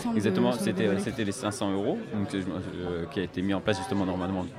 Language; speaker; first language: French; native; French